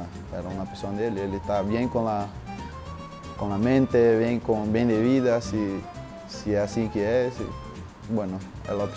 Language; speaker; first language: Spanish; non-native, learner; Portuguese